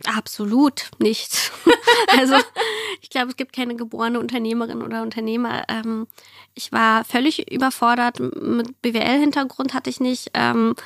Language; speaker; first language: German; early bilingual, other home language; Russian